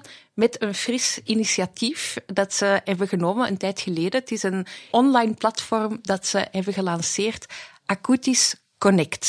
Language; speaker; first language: Dutch; native; Dutch